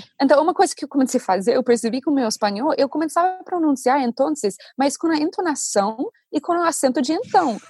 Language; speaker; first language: Portuguese; non-native, fluent; English